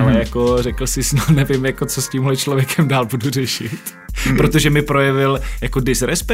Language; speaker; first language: Czech; native; Czech